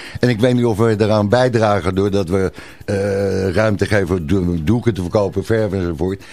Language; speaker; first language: Dutch; native; Dutch